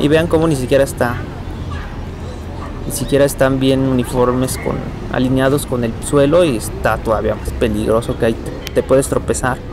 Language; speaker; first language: Spanish; native; Spanish